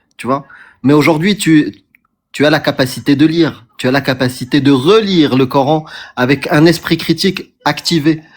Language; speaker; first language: French; non-native, local second language; Arabic